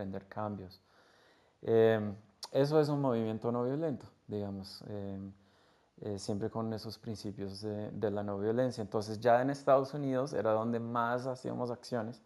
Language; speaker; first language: Spanish; non-native, fluent; English